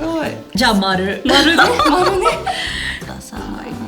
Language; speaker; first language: Japanese; non-native, fluent; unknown